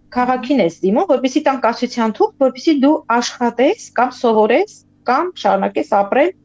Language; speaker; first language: Armenian; native; Armenian